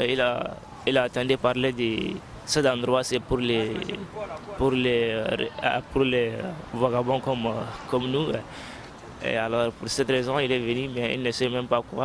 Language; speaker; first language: French; non-native, fluent; Arabic